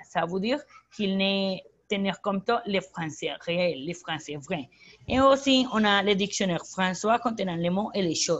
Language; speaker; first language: French; non-native, learner; Spanish